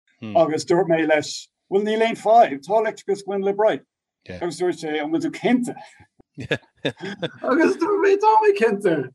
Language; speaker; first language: Irish; non-native, local second language; English